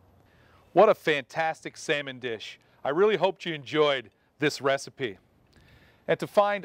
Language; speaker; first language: English; native; English